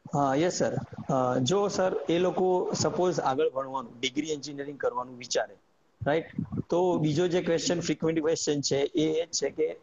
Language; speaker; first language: Gujarati; native; Gujarati